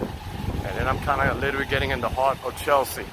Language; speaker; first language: English; non-native, local second language; Spanish